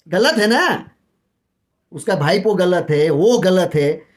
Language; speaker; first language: Hindi; non-native, local second language; Bangla